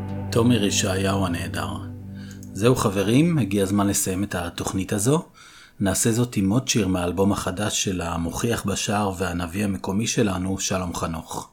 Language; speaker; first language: Hebrew; native; Hebrew